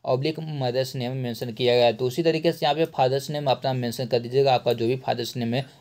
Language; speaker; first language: Hindi; native; Hindi